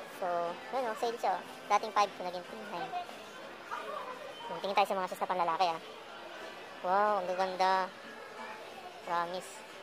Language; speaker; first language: Filipino; native; Filipino